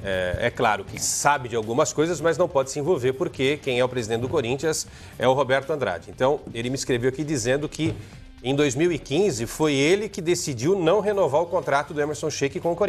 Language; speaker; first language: Portuguese; native; Portuguese